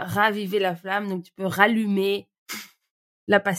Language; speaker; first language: French; native; French